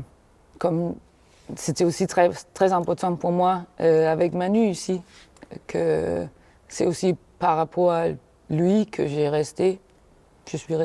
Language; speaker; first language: French; non-native, fluent; Danish